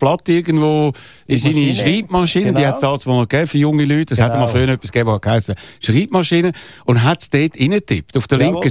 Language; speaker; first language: German; native; German